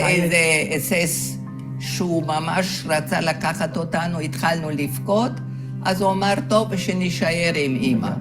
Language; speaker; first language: Hebrew; early bilingual, other home language; Hungarian